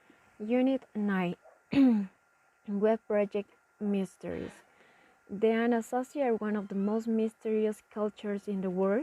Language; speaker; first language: English; non-native, learner; Spanish